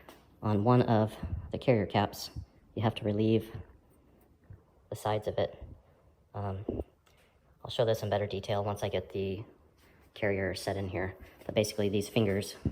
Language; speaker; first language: English; native; English